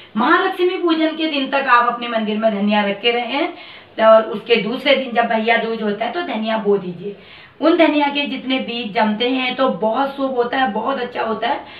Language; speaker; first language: Hindi; native; Hindi